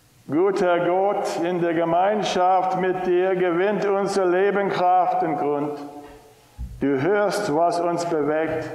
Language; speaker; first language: German; non-native, fluent; English